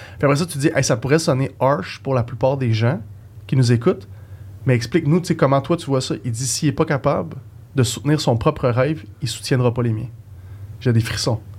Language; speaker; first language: French; native; French